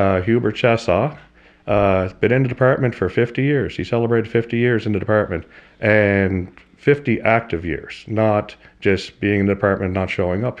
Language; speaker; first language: English; native; English